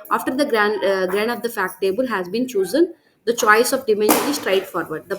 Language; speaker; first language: English; non-native, local second language; Telugu